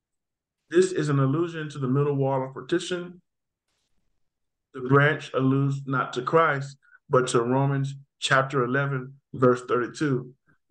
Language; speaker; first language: English; native; English